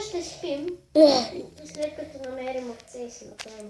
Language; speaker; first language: Bulgarian; native; Bulgarian